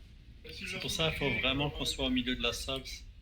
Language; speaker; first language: French; native; French